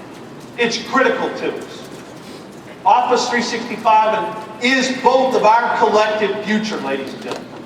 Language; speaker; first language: English; native; English